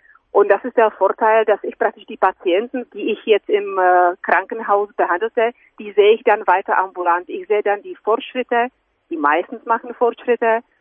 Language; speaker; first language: German; non-native, fluent; Czech